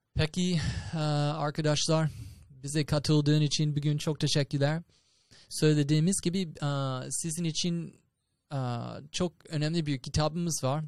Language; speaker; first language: Turkish; non-native, fluent; English